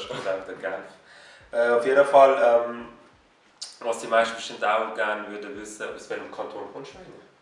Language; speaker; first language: German; native; German